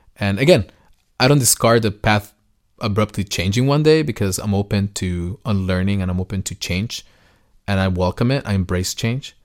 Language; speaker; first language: English; early bilingual, other home language; Spanish